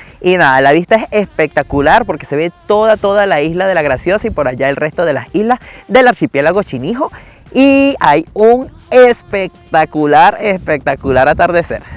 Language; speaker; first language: Spanish; native; Spanish